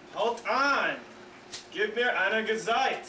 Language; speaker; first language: German; non-native, learner; English